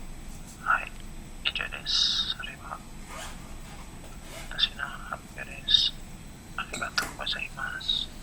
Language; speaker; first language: Japanese; non-native, learner; Indonesian